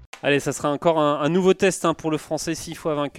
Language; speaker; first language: French; native; French